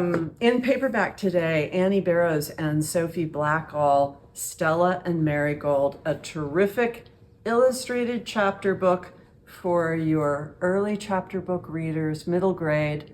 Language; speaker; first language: English; native; English